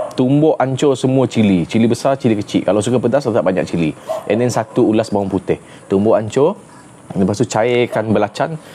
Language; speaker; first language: Malay; non-native, local second language; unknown